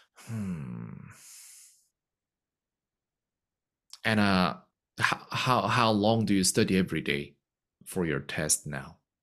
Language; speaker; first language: English; non-native, fluent; Korean